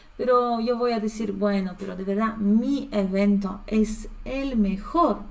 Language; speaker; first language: Spanish; non-native, fluent; Polish